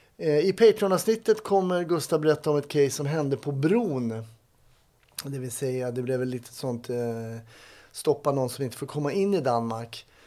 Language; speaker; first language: Swedish; native; Swedish